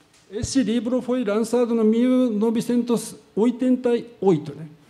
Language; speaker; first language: Portuguese; non-native, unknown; Japanese